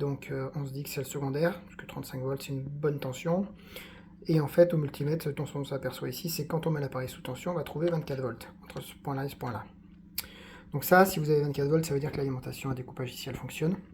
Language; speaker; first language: French; native; French